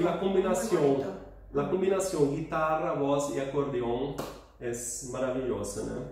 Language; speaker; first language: Spanish; non-native, fluent; Portuguese